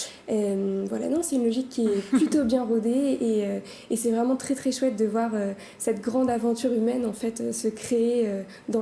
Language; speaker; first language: French; native; French